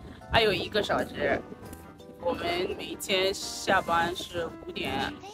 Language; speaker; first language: Chinese; non-native, fluent; Yoruba